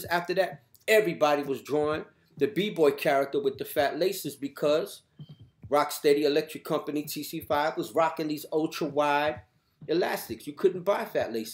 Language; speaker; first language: English; native; English